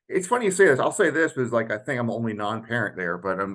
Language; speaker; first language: English; native; English